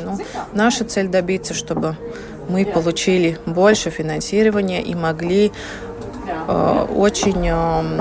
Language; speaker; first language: Russian; non-native, local second language; Latvian